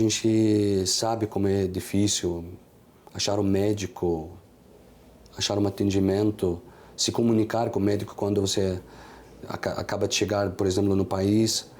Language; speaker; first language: Portuguese; non-native, fluent; Arabic